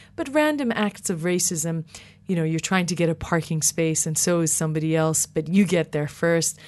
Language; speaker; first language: English; early bilingual, other home language; Persian